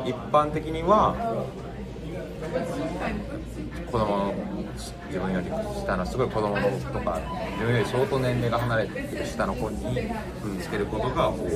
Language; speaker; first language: Japanese; native; Japanese